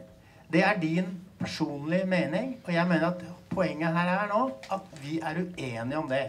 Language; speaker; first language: Norwegian; native; Norwegian